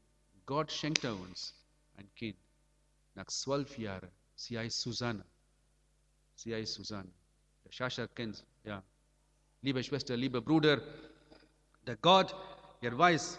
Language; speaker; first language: German; non-native, learner; Amharic